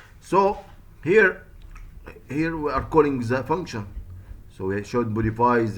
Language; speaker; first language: English; non-native, fluent; Arabic